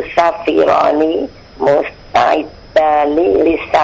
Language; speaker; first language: Arabic; non-native, learner; Indonesian